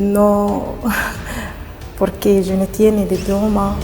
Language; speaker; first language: Spanish; non-native, learner; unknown